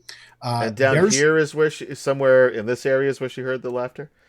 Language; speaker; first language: English; native; English